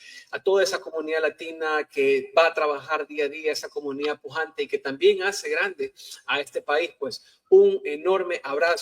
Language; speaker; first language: Spanish; native; Spanish